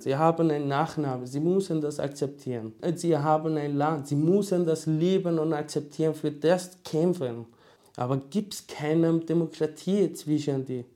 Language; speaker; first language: German; non-native, learner; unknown